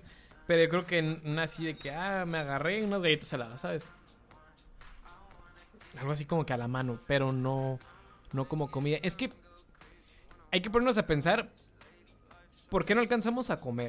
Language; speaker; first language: Spanish; native; Spanish